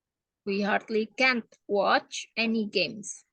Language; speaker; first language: English; non-native, fluent; Indonesian